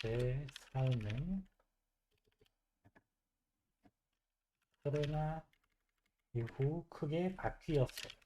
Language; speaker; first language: Korean; non-native, fluent; English